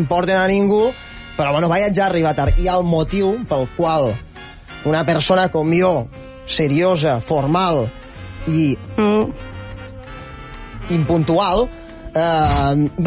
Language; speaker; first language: Catalan; native; Catalan